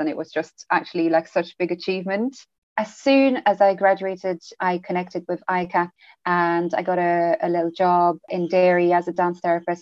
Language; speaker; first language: English; non-native, fluent; French